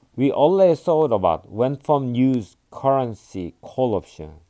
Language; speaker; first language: English; non-native, fluent; Korean